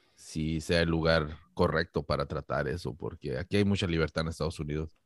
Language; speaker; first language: Spanish; native; Spanish